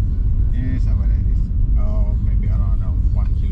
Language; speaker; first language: English; non-native, local second language; Malay